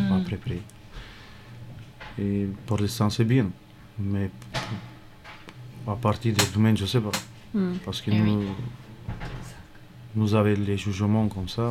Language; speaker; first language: French; non-native, learner; Romany